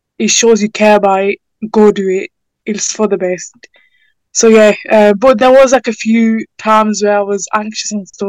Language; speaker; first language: English; native; English